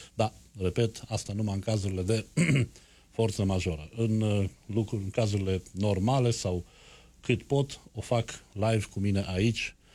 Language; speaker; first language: Romanian; native; Romanian